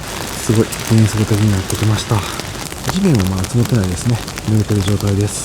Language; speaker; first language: Japanese; native; Japanese